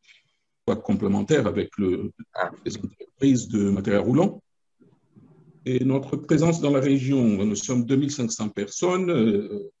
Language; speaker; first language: French; non-native, fluent; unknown